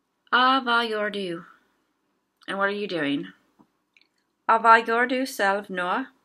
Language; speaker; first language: Norwegian; non-native, learner; English